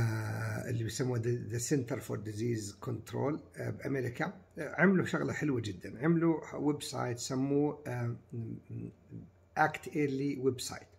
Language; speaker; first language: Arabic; native; Arabic